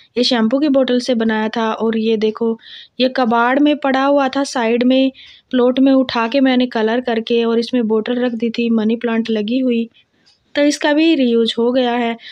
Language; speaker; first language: Hindi; native; Hindi